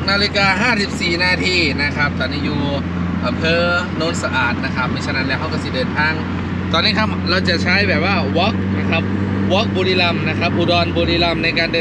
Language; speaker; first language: Thai; non-native, local second language; Northeastern Thai